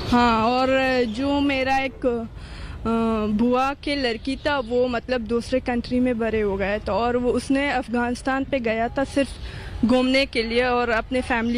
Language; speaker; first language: Hindi; non-native, fluent; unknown